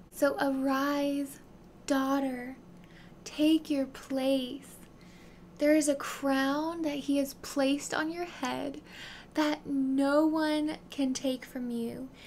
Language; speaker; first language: English; native; English